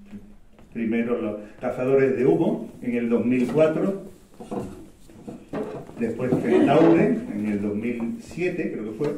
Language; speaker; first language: Spanish; native; Spanish